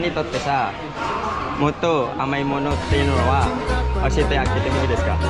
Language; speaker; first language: Japanese; non-native, learner; Indonesian